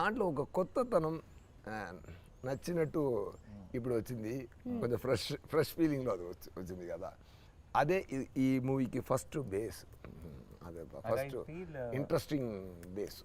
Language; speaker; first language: Telugu; non-native, fluent; Tamil